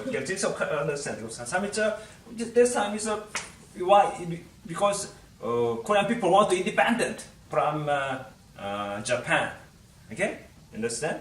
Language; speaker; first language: English; non-native, learner; Korean